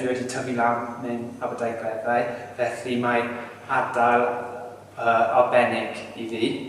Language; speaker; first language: Welsh; non-native, learner; English